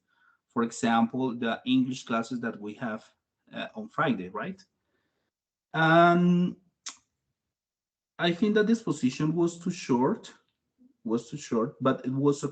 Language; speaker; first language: English; non-native, fluent; Spanish